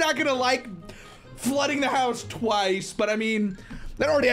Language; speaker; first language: English; native; English